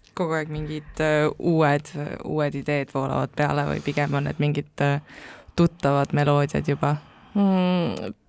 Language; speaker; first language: Estonian; native; Estonian